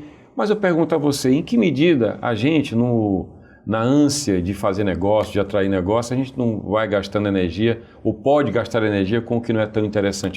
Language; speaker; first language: Portuguese; native; Portuguese